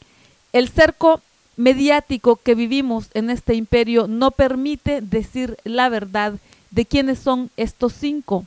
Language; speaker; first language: Spanish; native; Spanish